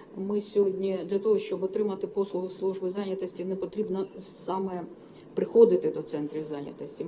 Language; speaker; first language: Ukrainian; native; Ukrainian